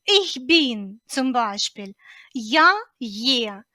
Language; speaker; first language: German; non-native, fluent; Ukrainian